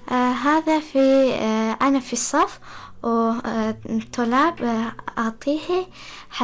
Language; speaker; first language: Arabic; non-native, learner; Persian